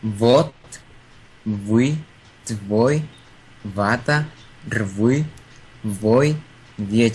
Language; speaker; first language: Russian; non-native, learner; Spanish